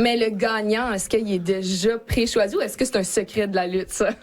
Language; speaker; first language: French; native; French